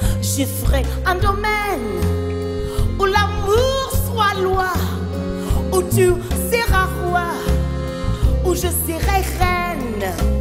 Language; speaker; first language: French; non-native, fluent; English